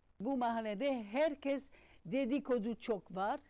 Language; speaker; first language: Turkish; non-native, learner; French